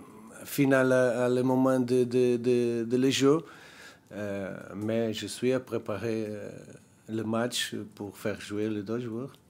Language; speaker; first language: French; non-native, learner; Portuguese